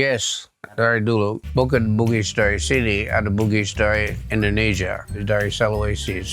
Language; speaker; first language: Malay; non-native, learner; English